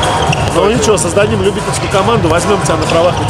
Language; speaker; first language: Russian; native; Russian